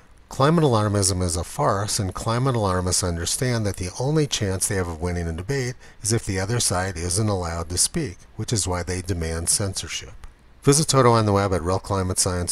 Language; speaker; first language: English; native; English